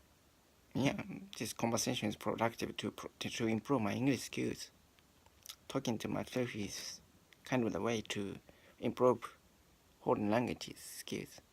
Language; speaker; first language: English; non-native, learner; Japanese